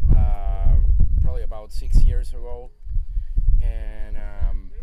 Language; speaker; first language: English; non-native, fluent; Spanish